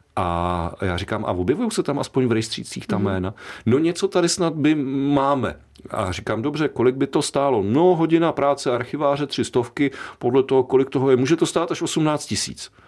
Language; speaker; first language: Czech; native; Czech